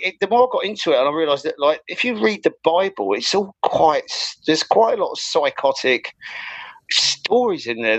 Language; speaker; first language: English; native; English